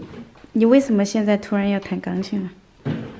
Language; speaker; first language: Chinese; native; Chinese